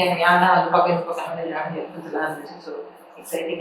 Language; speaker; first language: Tamil; non-native, learner; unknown